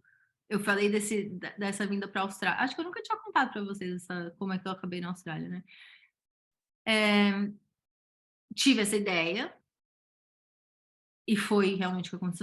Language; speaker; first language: Portuguese; native; Portuguese